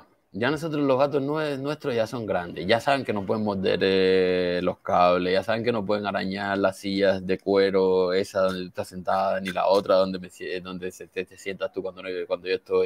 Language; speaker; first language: Spanish; native; Spanish